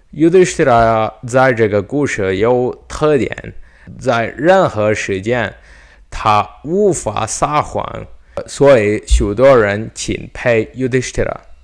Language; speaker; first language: Chinese; non-native, learner; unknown